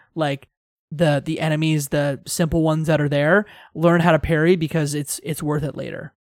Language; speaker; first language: English; native; English